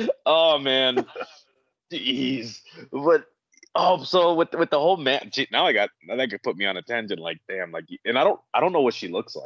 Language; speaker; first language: English; native; English